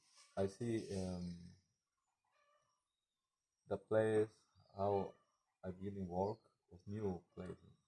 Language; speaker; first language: English; non-native, learner; Spanish